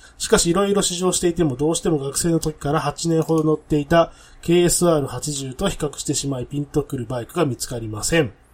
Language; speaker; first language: Japanese; native; Japanese